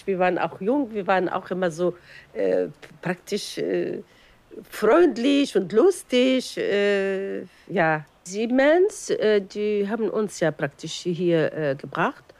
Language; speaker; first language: German; non-native, fluent; Arabic